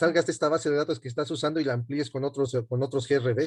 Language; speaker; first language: Spanish; native; Spanish